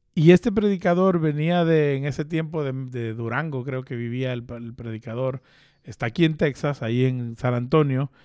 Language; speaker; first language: Spanish; early bilingual, heritage; Spanish